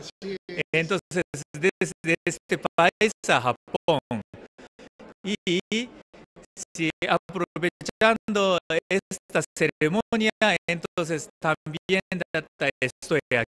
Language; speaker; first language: Spanish; non-native, learner; Japanese